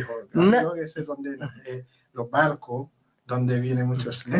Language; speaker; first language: Spanish; non-native, learner; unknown